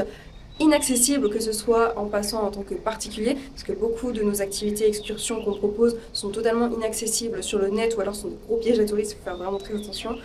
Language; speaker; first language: French; native; French